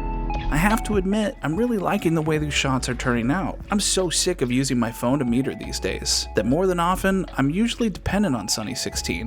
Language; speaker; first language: English; native; English